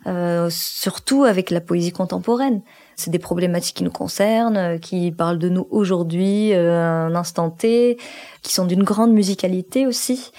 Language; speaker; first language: French; non-native, local second language; Arabic